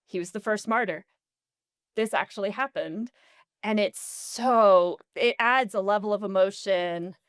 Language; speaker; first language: English; native; English